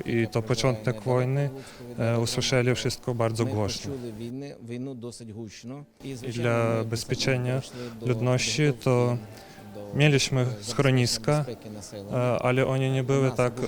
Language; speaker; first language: Polish; non-native, learner; Ukrainian